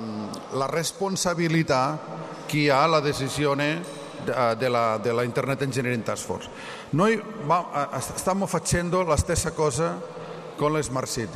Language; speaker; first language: Italian; non-native, learner; Catalan